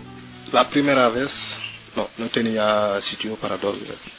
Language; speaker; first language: Spanish; non-native, learner; French